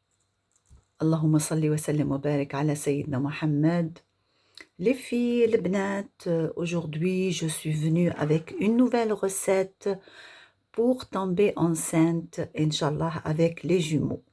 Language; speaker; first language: French; non-native, local second language; Arabic